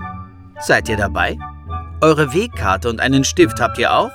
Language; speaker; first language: German; native; German